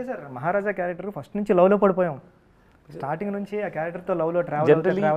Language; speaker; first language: Telugu; native; Telugu